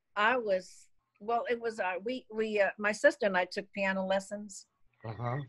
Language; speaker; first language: English; native; English